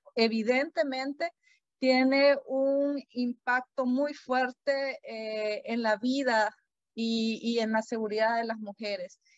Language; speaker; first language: Spanish; native; Spanish